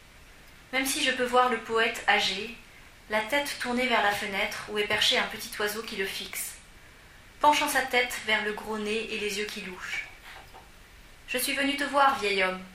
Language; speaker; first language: French; native; French